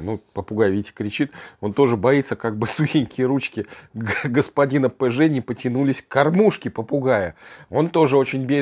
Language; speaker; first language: Russian; native; Russian